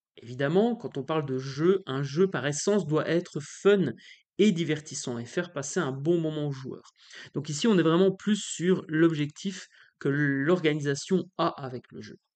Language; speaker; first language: French; native; French